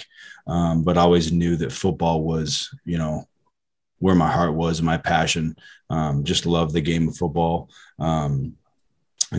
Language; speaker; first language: English; native; English